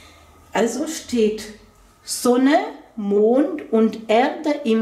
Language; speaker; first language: German; non-native, fluent; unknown